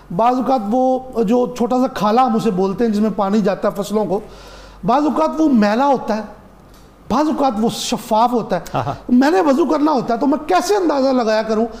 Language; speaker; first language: Urdu; non-native, local second language; Punjabi